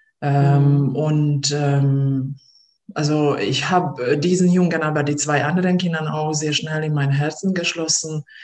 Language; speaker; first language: German; non-native, fluent; Hungarian